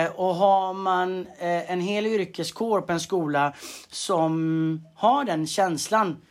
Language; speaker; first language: Swedish; native; Swedish